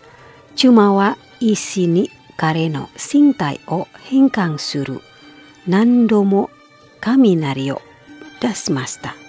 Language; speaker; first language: Japanese; non-native, fluent; Indonesian